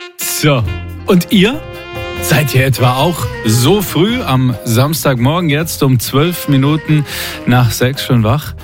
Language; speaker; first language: German; native; German